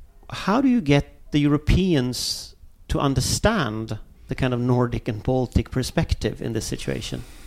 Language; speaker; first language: English; non-native, fluent; Swedish